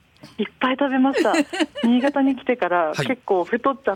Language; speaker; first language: Japanese; native; Japanese